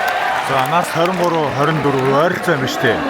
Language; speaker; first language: Mongolian; native; Mongolian